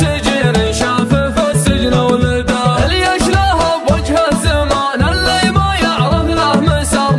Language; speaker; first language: Arabic; native; Arabic